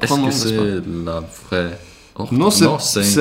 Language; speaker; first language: French; non-native, learner; Swedish